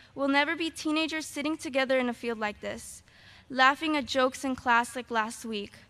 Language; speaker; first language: English; early bilingual, other home language; Spanish